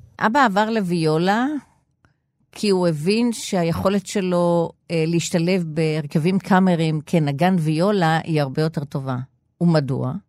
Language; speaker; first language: Hebrew; native; Hebrew